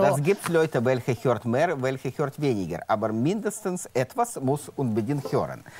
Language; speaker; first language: German; non-native, learner; Russian